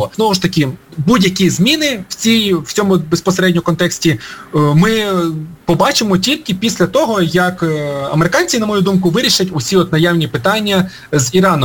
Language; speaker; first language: Ukrainian; native; Ukrainian